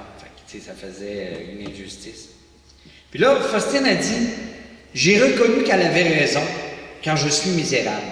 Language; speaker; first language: French; native; French